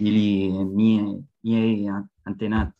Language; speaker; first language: Italian; non-native, learner; French